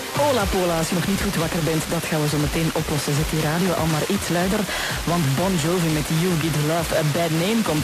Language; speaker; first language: Dutch; native; Dutch